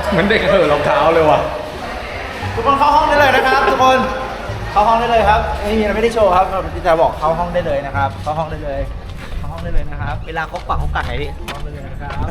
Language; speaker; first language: Thai; native; Thai